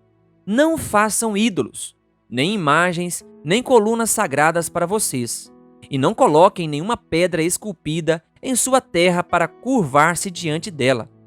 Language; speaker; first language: Portuguese; native; Portuguese